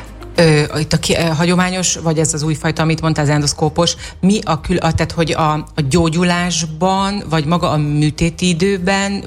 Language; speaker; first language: Hungarian; native; Hungarian